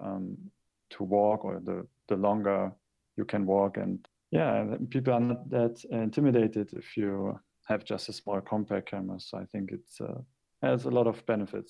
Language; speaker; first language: English; non-native, fluent; German